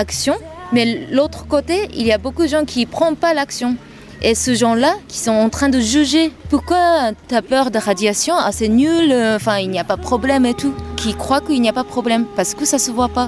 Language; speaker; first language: French; non-native, learner; Japanese